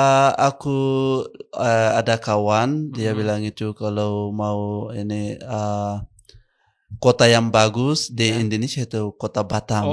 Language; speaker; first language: Indonesian; non-native, learner; Arabic